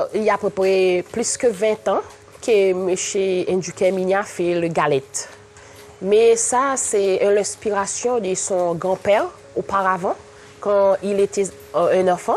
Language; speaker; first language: French; non-native, local second language; Seselwa Creole French